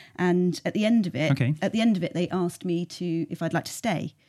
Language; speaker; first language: English; native; English